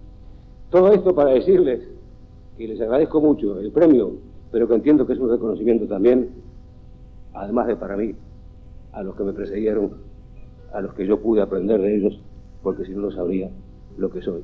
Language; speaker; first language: Spanish; native; Spanish